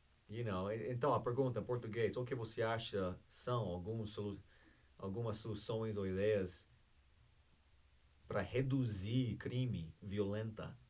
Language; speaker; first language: Portuguese; non-native, fluent; English